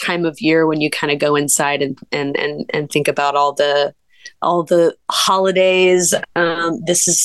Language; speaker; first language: English; native; English